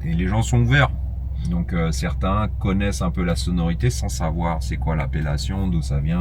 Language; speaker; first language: French; native; French